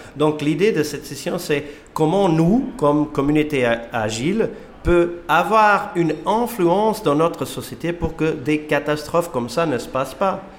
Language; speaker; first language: French; non-native, fluent; Portuguese